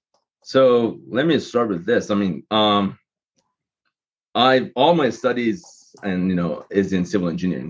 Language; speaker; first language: English; non-native, fluent; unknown